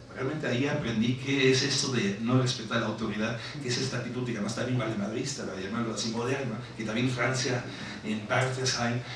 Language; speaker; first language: Spanish; non-native, fluent; German